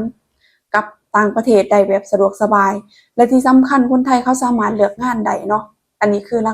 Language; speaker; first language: Thai; non-native, local second language; Lao